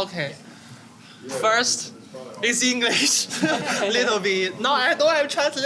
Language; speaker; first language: English; non-native, learner; Chinese